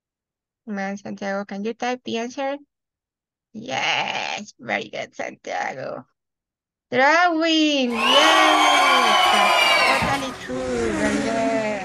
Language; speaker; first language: English; non-native, fluent; Spanish